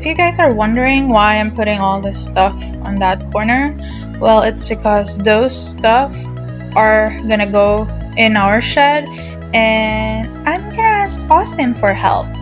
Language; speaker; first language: English; non-native, local second language; Filipino